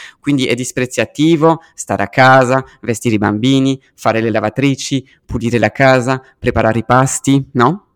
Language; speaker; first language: Italian; early bilingual, heritage; French